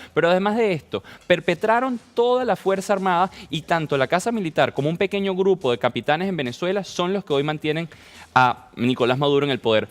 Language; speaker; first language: Spanish; native; Spanish